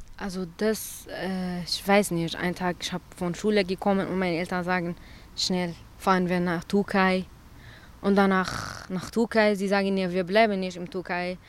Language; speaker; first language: German; non-native, learner; Central Kurdish